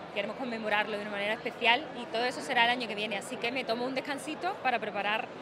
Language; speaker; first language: Spanish; native; Spanish